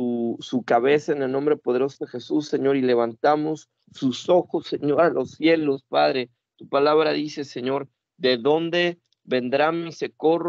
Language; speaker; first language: Spanish; native; Spanish